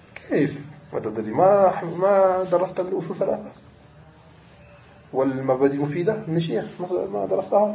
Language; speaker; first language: Arabic; non-native, fluent; French